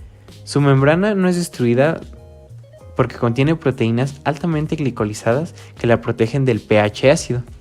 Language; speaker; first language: Spanish; native; Spanish